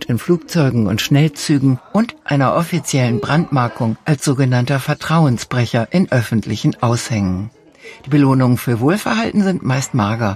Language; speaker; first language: German; native; German